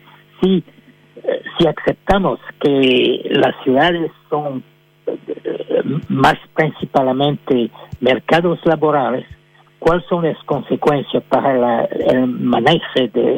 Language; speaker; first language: Spanish; non-native, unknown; French